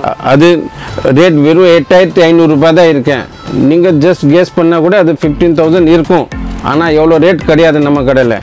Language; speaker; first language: Tamil; non-native, local second language; Hindi